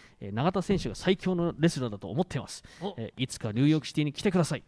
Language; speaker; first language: Japanese; native; Japanese